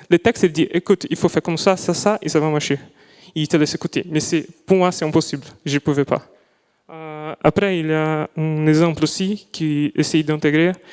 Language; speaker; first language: French; non-native, fluent; Portuguese